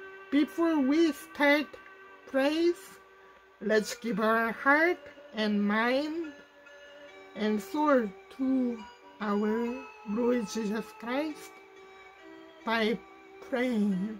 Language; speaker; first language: English; non-native, fluent; Korean